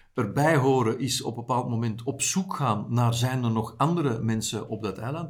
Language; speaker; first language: Dutch; native; Dutch